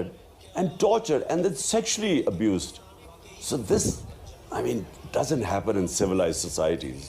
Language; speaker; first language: English; non-native, local second language; Urdu